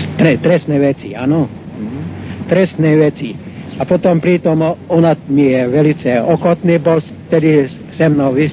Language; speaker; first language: Slovak; non-native, local second language; Hungarian